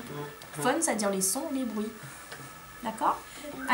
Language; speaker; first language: French; native; French